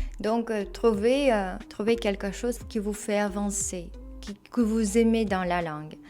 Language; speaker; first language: French; non-native, fluent; Russian